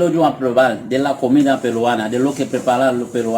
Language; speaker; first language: Spanish; non-native, learner; Haitian Creole